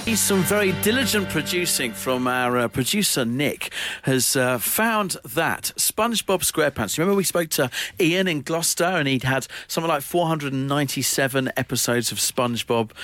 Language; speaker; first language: English; native; English